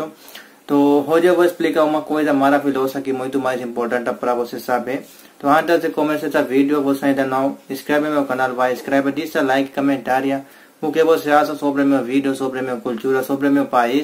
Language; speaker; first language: Portuguese; non-native, learner; Hindi